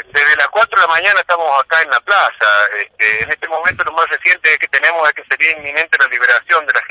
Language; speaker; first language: Spanish; native; Spanish